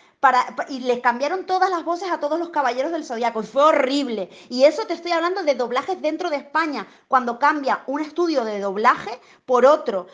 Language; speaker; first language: Spanish; native; Spanish